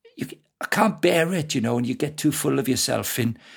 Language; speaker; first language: English; native; English